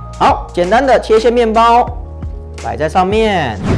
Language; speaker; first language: Chinese; native; Chinese